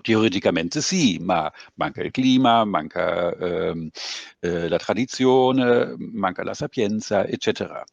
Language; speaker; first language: Italian; non-native, fluent; German